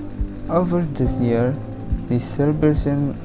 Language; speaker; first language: English; non-native, learner; Indonesian